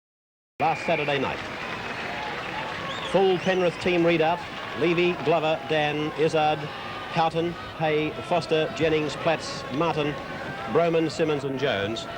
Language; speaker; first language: English; native; English